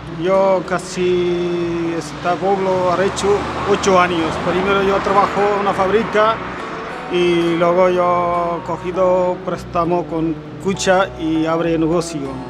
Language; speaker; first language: Spanish; non-native, learner; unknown